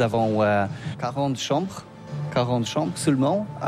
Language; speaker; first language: French; non-native, learner; Polish